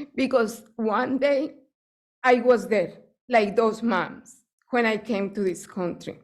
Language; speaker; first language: English; non-native, fluent; Spanish